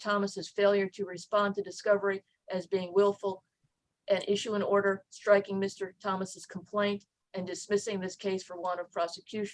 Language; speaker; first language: English; native; English